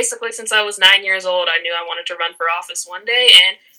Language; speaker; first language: English; native; English